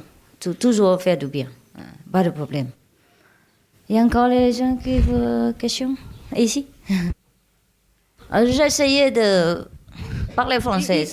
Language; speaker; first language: French; non-native, learner; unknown